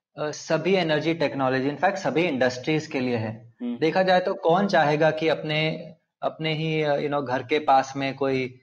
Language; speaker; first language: Hindi; non-native, local second language; Telugu